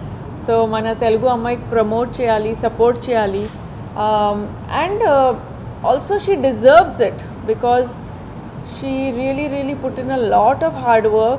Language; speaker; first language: Telugu; non-native, fluent; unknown